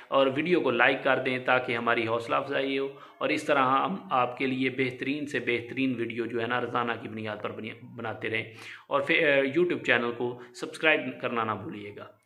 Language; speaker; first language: Urdu; non-native, local second language; Punjabi